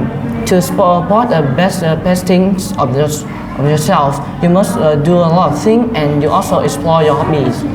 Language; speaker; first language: English; non-native, learner; Vietnamese